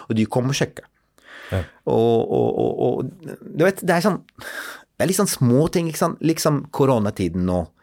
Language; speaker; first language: Norwegian; non-native, fluent; Arabic